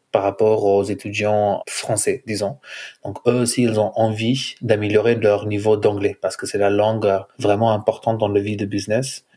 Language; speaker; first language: French; non-native, fluent; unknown